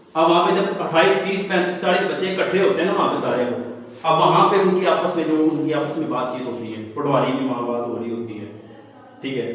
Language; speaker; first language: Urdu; non-native, local second language; Pahari-Potwari